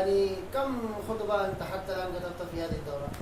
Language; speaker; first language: Arabic; non-native, fluent; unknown